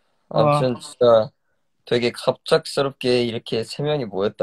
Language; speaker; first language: Korean; early bilingual, heritage; English